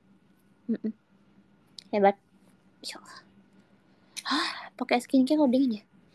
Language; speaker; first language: Japanese; non-native, learner; Indonesian